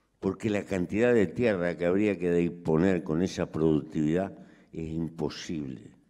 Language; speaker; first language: Spanish; native; Spanish